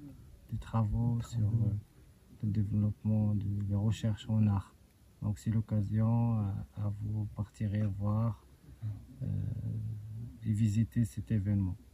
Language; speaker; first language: French; non-native, local second language; Arabic